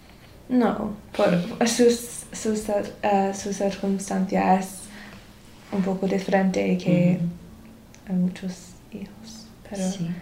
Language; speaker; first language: Spanish; non-native, learner; English